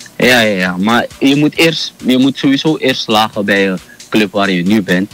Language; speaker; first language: Dutch; native; Dutch